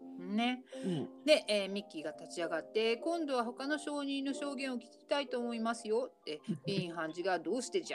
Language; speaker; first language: Japanese; native; Japanese